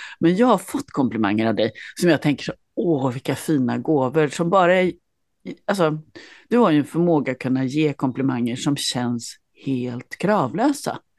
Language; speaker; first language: Swedish; native; Swedish